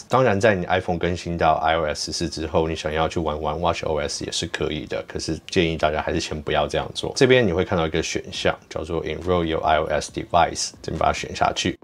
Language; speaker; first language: Chinese; native; Chinese